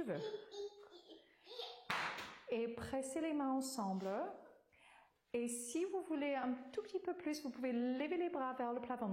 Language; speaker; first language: French; non-native, fluent; English